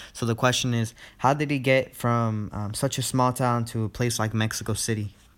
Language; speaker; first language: English; early bilingual, other home language; Spanish